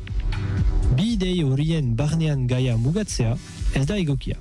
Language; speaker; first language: Basque; non-native, local second language; French